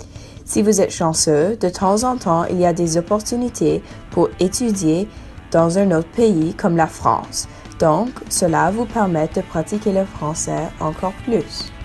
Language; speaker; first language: French; non-native, local second language; English